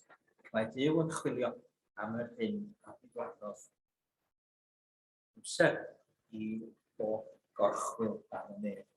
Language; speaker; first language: Welsh; native; Welsh